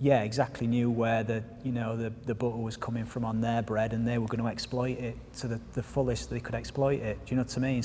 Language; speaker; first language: English; native; English